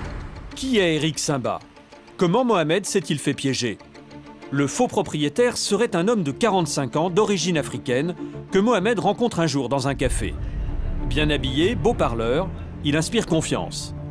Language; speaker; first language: French; native; French